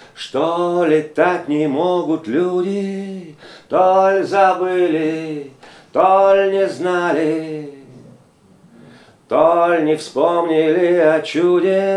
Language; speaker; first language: Russian; native; Russian